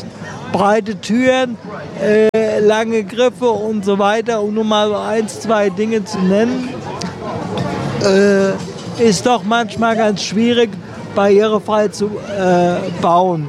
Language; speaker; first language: German; native; German